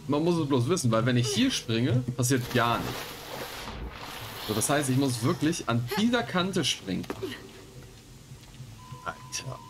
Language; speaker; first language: German; native; German